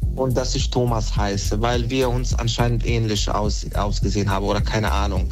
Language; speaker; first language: German; non-native, fluent; Bosnian